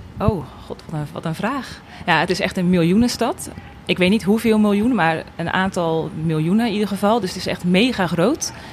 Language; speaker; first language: Dutch; native; Dutch